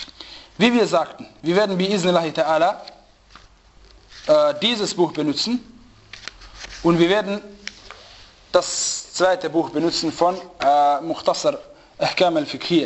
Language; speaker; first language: German; non-native, fluent; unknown